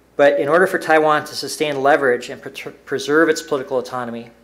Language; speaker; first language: English; native; English